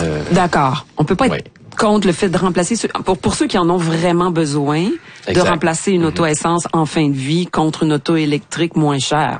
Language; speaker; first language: French; native; French